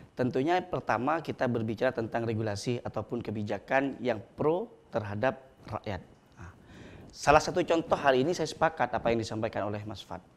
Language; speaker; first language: Indonesian; non-native, local second language; Madurese